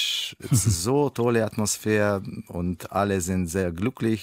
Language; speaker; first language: German; non-native, learner; Russian